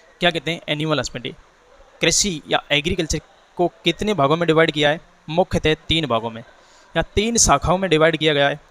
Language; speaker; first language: Hindi; native; Hindi